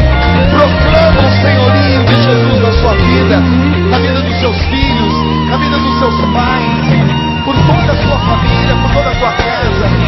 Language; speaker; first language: Portuguese; native; Portuguese